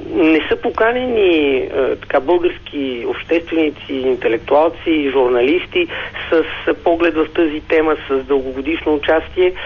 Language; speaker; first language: Bulgarian; native; Bulgarian